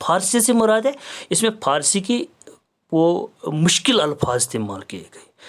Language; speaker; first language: Urdu; native; Urdu